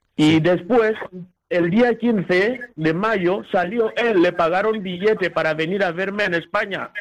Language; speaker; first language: Spanish; non-native, local second language; Fang